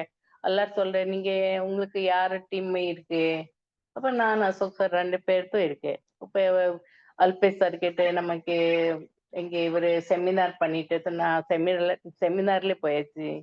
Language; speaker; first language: Tamil; non-native, learner; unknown